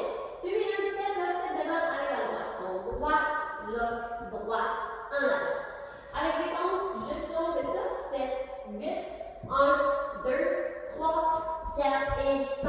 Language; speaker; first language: French; native; French